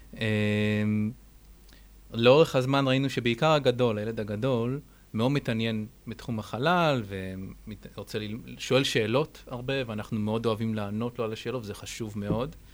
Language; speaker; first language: Hebrew; native; Hebrew